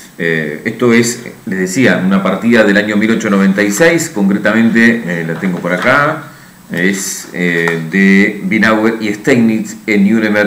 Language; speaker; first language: Spanish; native; Spanish